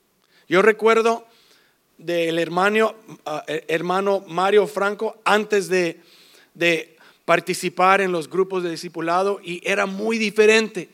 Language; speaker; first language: Spanish; early bilingual, heritage; English